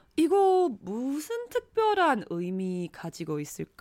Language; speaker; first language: Korean; non-native, fluent; Chinese